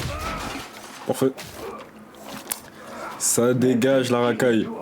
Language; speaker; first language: French; native; French